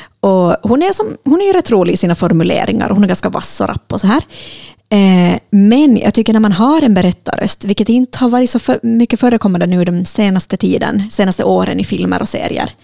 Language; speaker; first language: Swedish; native; Swedish